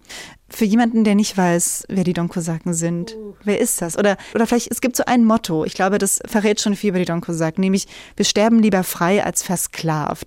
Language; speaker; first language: German; native; German